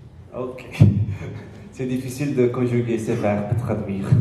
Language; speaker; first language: French; non-native, learner; Portuguese